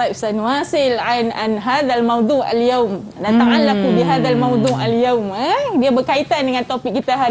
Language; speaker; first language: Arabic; non-native, fluent; Malay